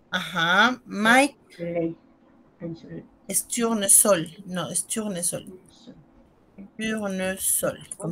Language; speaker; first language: Spanish; native; Spanish